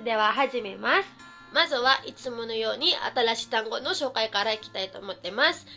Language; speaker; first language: Japanese; non-native, fluent; Filipino